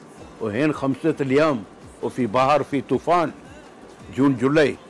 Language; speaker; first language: Arabic; non-native, local second language; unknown